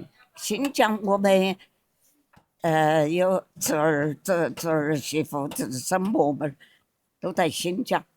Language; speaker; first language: Chinese; native; Chinese